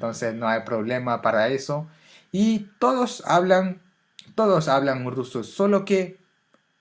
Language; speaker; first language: Spanish; non-native, fluent; French